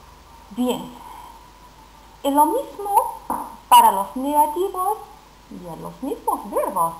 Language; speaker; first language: Spanish; non-native, fluent; Arabic